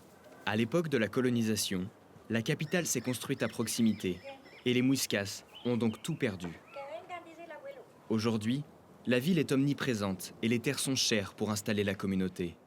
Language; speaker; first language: French; native; French